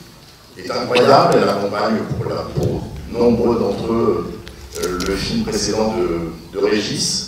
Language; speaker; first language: French; native; French